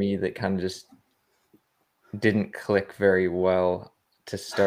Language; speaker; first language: English; native; English